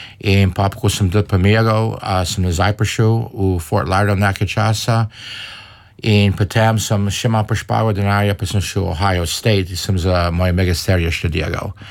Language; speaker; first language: Slovenian; early bilingual, heritage; Slovenian